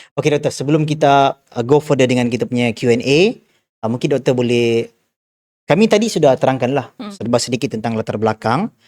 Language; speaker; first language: Malay; native; Malay